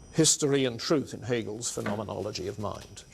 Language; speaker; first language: English; native; English